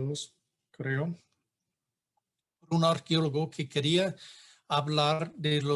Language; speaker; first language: Spanish; non-native, fluent; English